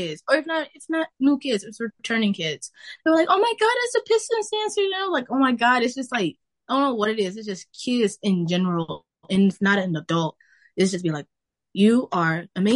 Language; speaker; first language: English; native; English